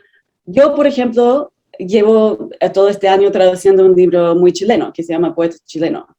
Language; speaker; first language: Spanish; non-native, fluent; English